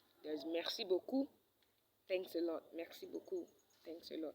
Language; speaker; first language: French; non-native, fluent; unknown